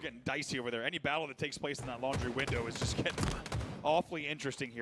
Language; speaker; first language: English; native; English